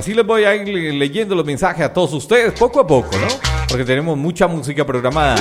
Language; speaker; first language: Spanish; native; Spanish